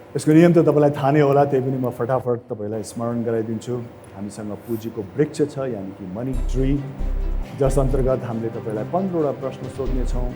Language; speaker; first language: Nepali; native; Nepali